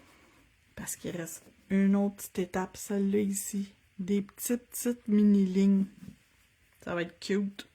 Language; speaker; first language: French; native; French